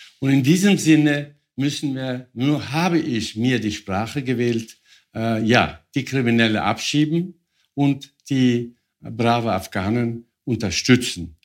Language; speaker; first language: German; non-native, fluent; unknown